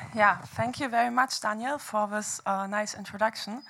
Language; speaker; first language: English; non-native, fluent; German